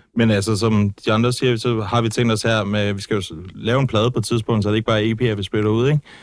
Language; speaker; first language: Danish; native; Danish